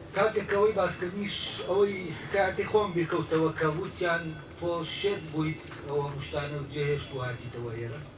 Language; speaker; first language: Central Kurdish; non-native, local second language; Gurani